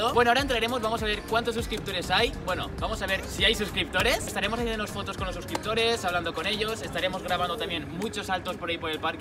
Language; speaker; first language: Spanish; native; Spanish